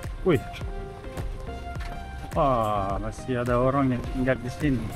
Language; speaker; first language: Indonesian; non-native, fluent; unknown